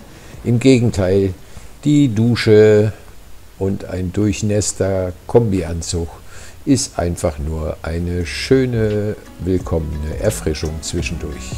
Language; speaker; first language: German; native; German